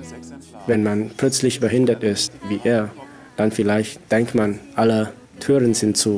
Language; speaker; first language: German; non-native, fluent; Chinese